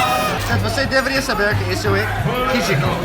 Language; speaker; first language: Portuguese; non-native, fluent; English